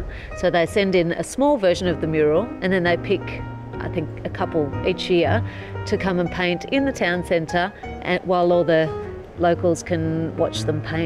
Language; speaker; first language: English; native; English